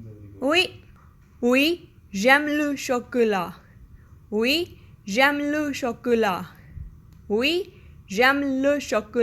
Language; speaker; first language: French; non-native, fluent; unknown